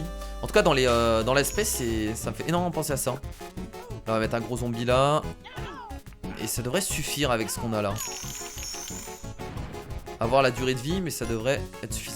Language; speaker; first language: French; native; French